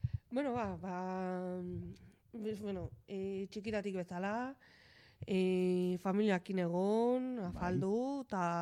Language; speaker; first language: Basque; non-native, local second language; Spanish